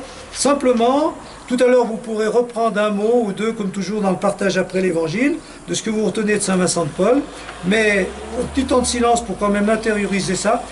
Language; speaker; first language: French; native; French